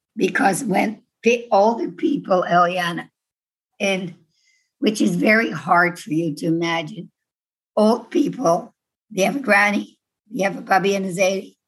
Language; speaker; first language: English; non-native, fluent; Dutch